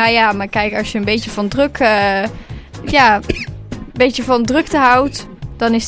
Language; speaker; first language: Dutch; native; Dutch